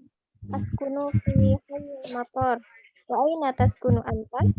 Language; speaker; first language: Arabic; non-native, learner; Indonesian